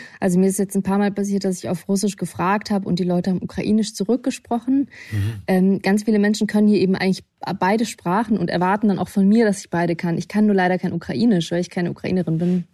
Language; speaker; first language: German; early bilingual, other home language; Russian